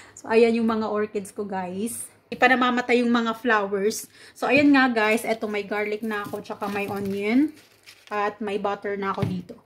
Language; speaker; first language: Filipino; non-native, local second language; Cebuano